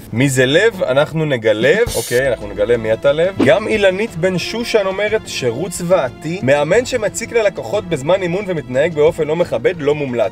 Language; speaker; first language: Hebrew; native; Hebrew